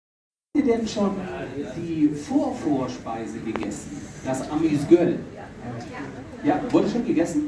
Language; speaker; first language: German; native; German